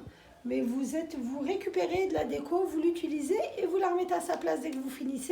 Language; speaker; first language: French; native; French